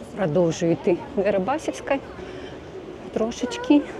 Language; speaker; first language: Ukrainian; non-native, local second language; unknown